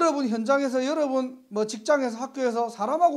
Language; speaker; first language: Korean; native; Korean